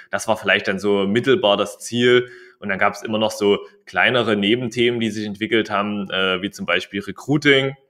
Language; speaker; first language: German; native; German